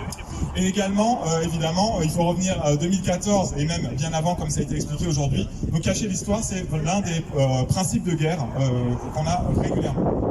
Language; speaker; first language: French; native; French